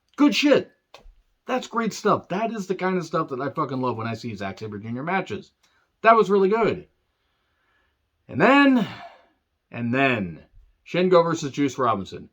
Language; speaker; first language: English; native; English